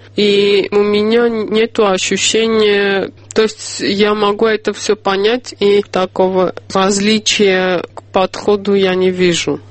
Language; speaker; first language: Russian; non-native, local second language; Armenian